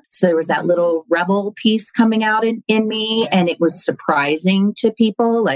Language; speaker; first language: English; native; English